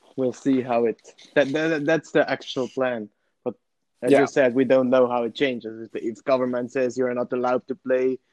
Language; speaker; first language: English; non-native, fluent; Italian